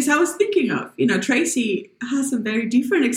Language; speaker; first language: English; non-native, fluent; Spanish